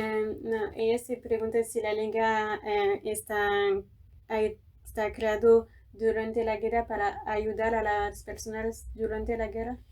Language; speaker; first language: Spanish; non-native, fluent; French